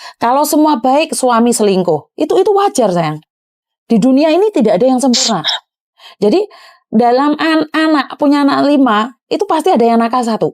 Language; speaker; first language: Indonesian; non-native, local second language; Javanese